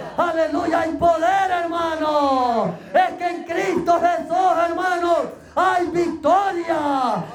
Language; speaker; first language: Spanish; native; Spanish